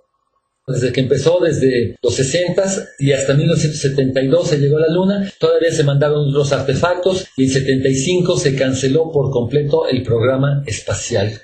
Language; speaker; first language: Spanish; native; Spanish